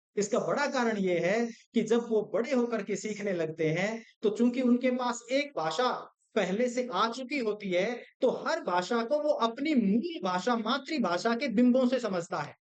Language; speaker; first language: Hindi; non-native, local second language; Gujarati